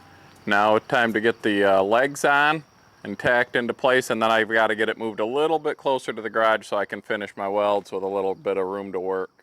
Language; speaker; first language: English; native; English